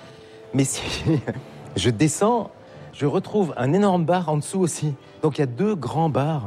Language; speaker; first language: French; native; French